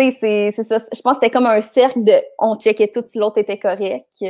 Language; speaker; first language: French; native; French